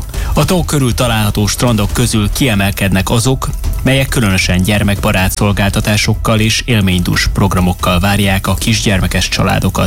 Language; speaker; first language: Hungarian; native; Hungarian